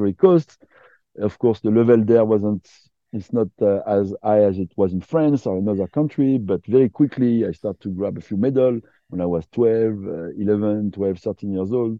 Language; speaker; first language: English; non-native, fluent; French